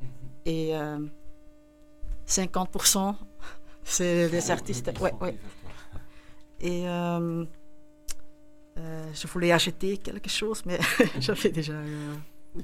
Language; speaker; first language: French; non-native, local second language; Dutch